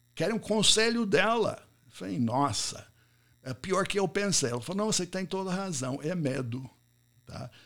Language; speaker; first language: Portuguese; non-native, fluent; English